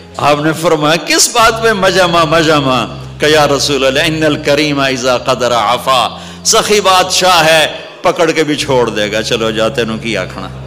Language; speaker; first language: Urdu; non-native, local second language; Punjabi